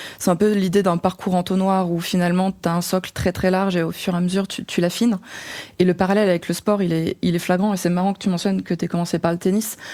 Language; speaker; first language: French; native; French